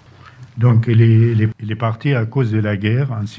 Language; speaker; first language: French; non-native, fluent; Arabic